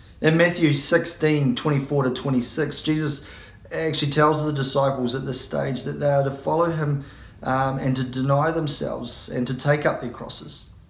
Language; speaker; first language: English; native; English